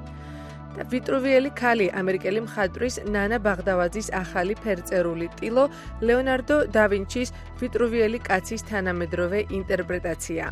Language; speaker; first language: Georgian; native; Georgian